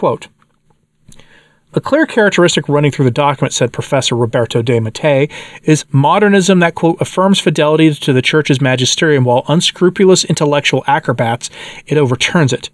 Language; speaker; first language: English; native; English